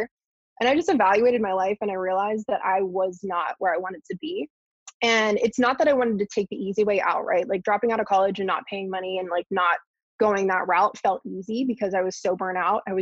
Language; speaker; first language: English; native; English